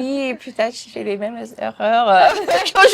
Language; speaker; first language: French; non-native, fluent; English